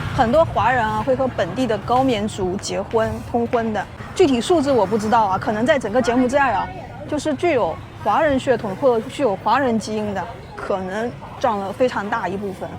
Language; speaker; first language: Chinese; native; Chinese